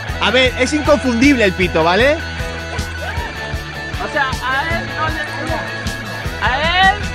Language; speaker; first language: Spanish; native; Spanish